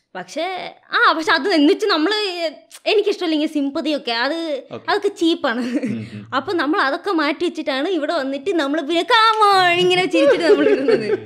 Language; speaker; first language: Malayalam; early bilingual, heritage; Malayalam